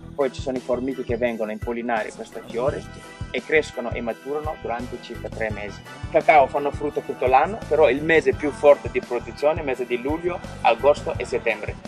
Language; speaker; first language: Italian; non-native, fluent; Malagasy